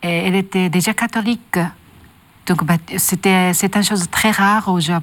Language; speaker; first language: French; non-native, learner; Japanese